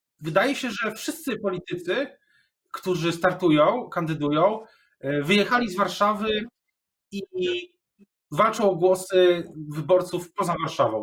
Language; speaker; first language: Polish; native; Polish